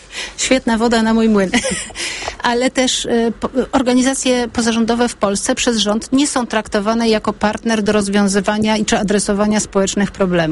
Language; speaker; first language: Polish; native; Polish